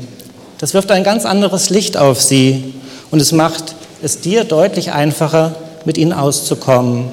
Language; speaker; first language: German; native; German